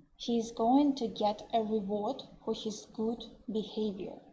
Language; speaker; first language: English; non-native, fluent; Russian